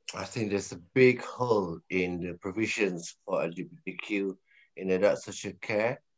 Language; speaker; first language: English; non-native, local second language; Malay